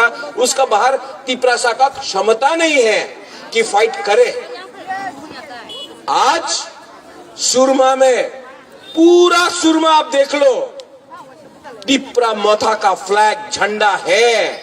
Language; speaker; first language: Hindi; non-native, local second language; Kok Borok